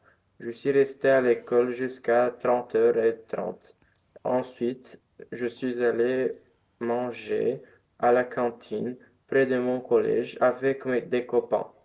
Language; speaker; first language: French; non-native, learner; Romanian